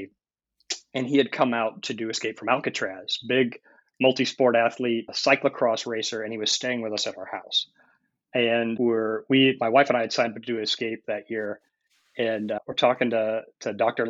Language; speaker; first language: English; native; English